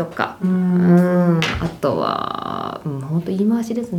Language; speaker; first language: Japanese; native; Japanese